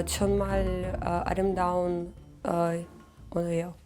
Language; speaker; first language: Korean; non-native, learner; Russian